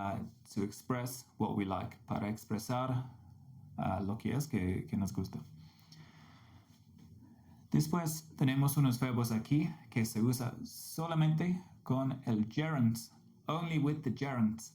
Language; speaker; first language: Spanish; non-native, fluent; English